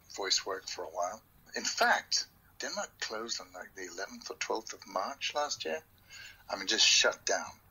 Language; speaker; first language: English; native; English